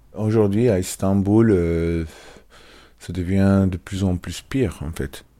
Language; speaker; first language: French; non-native, fluent; Turkish